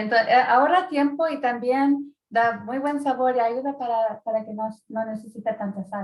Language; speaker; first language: Spanish; early bilingual, heritage; Spanish